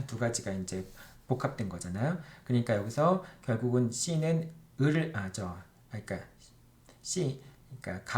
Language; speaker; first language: Korean; native; Korean